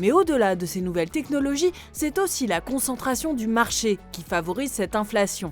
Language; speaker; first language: French; native; French